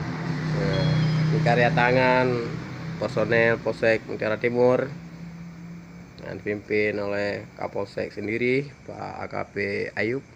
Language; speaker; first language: Indonesian; native; Indonesian